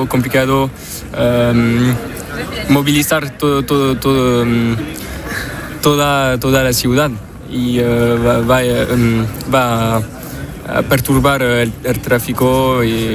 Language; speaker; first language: Spanish; non-native, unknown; French